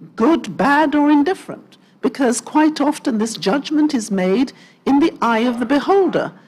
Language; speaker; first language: English; native; English